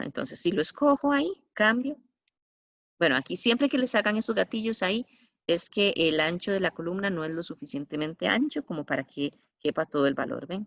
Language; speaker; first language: Spanish; native; Spanish